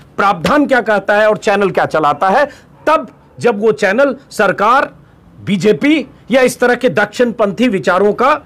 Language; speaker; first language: Hindi; native; Hindi